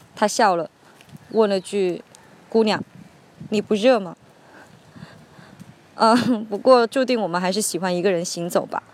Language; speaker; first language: Chinese; native; Chinese